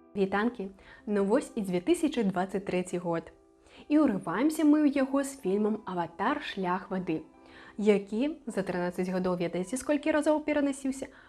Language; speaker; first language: Belarusian; non-native, local second language; Russian